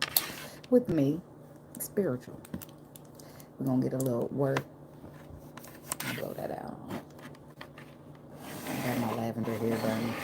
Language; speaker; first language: English; native; English